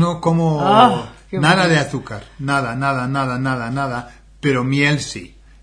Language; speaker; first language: Spanish; non-native, fluent; English